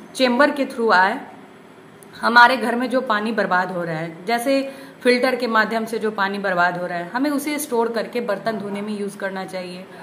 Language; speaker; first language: Hindi; native; Hindi